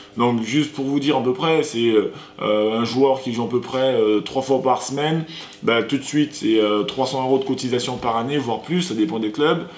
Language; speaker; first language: French; early bilingual, other home language; Sango